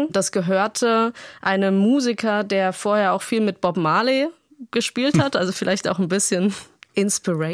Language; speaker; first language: German; native; German